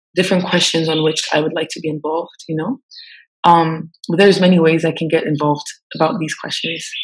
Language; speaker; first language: English; non-native, fluent; French